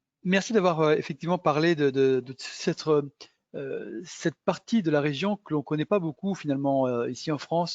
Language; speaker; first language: French; native; French